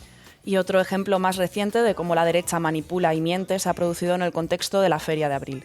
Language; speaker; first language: Spanish; native; Spanish